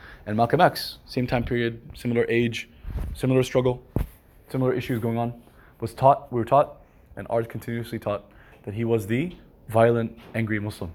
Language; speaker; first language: English; native; English